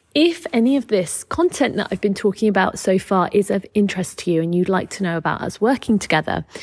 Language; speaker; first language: English; native; English